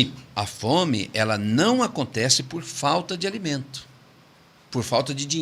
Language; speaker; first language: Portuguese; native; Portuguese